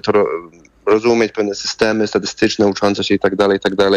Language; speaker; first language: Polish; native; Polish